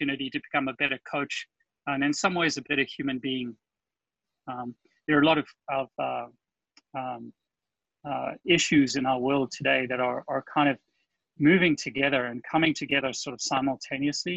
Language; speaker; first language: English; native; English